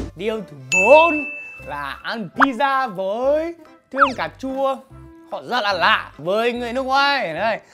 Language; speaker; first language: Vietnamese; non-native, fluent; English